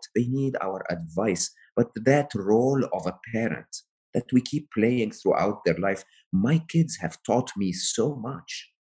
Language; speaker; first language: English; non-native, fluent; Arabic